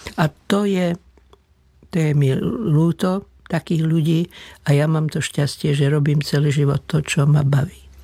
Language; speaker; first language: Slovak; native; Slovak